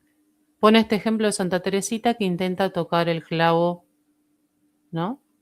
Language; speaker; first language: Spanish; native; Spanish